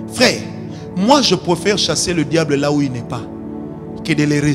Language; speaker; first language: French; non-native, local second language; Lingala